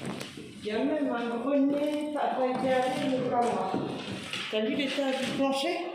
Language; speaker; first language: French; native; French